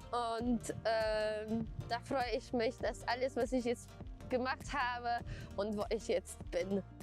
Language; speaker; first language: German; non-native, fluent; Polish